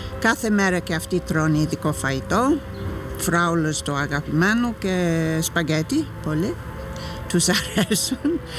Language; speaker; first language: Greek; non-native, fluent; English